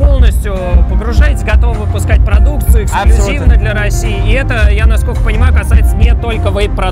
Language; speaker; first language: Russian; native; Russian